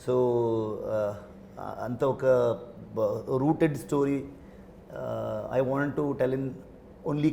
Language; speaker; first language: Telugu; non-native, learner; Kannada